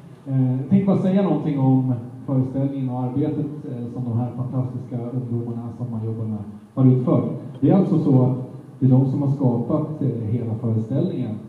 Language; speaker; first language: Swedish; native; Swedish